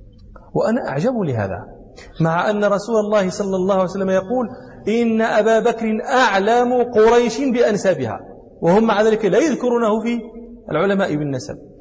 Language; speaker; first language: Arabic; native; Arabic